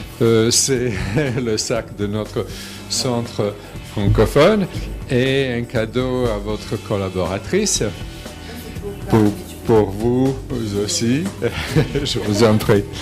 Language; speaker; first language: French; non-native, fluent; Serbian